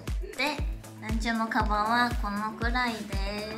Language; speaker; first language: Japanese; non-native, fluent; Korean